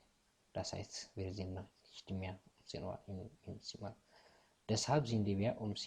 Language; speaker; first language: German; non-native, fluent; Tigrinya